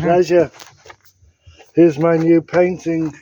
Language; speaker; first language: English; non-native, fluent; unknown